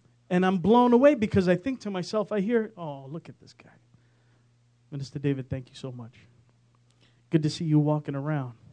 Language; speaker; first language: English; native; English